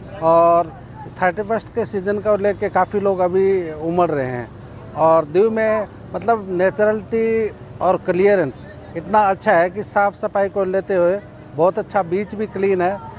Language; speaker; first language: Hindi; non-native, local second language; Gujarati